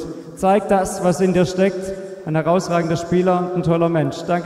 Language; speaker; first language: German; native; German